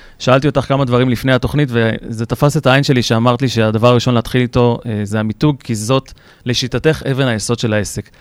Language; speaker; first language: Hebrew; native; Hebrew